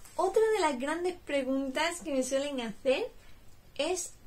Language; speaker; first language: Spanish; native; Spanish